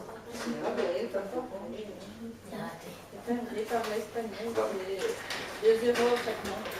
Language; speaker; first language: French; non-native, learner; Spanish